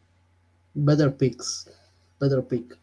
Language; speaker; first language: English; non-native, learner; Italian